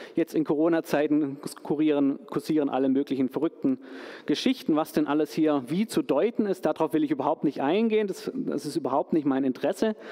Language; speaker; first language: German; native; German